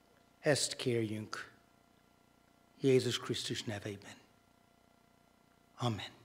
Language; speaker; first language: Hungarian; non-native, fluent; English